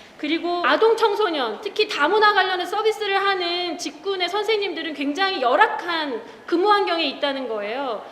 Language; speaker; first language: Korean; native; Korean